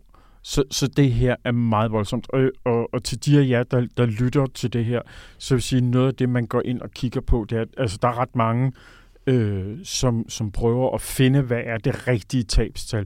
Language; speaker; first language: Danish; native; Danish